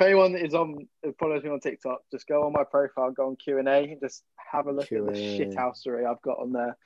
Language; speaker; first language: English; native; English